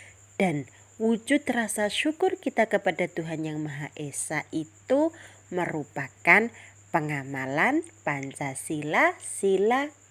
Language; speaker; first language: Indonesian; native; Indonesian